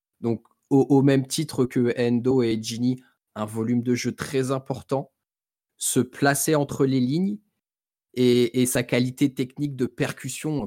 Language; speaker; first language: French; native; French